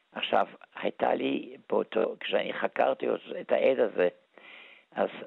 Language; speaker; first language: Hebrew; early bilingual, other home language; German